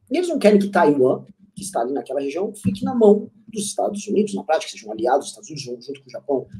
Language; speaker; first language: Portuguese; native; Portuguese